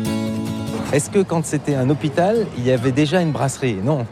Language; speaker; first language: French; native; French